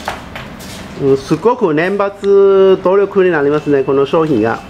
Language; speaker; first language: Japanese; non-native, fluent; Cantonese